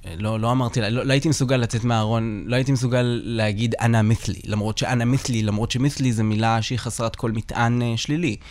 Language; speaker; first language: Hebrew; non-native, local second language; Arabic